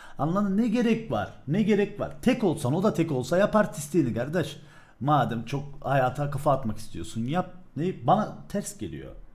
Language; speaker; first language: Turkish; early bilingual, heritage; Turkish